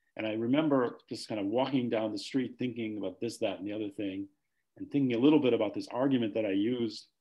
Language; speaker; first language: English; native; English